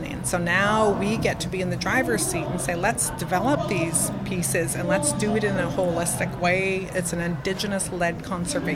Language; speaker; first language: English; native; English